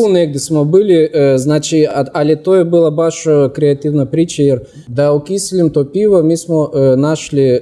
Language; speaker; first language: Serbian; non-native, fluent; Russian